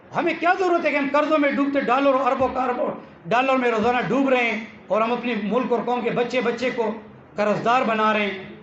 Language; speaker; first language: Urdu; non-native, local second language; Pashto